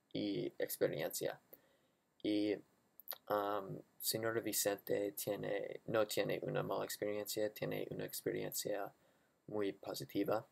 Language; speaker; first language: Spanish; non-native, learner; English